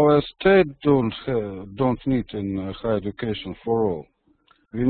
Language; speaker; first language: English; non-native, learner; Russian